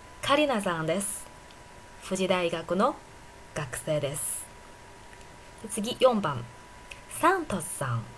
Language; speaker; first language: Japanese; non-native, fluent; Chinese